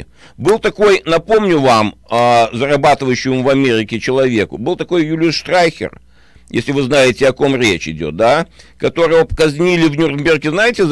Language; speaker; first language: Russian; native; Russian